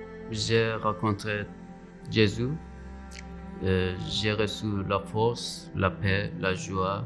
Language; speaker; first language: French; non-native, learner; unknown